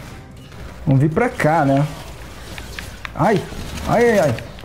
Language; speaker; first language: Portuguese; native; Portuguese